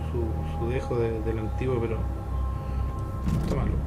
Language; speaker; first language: Spanish; native; Spanish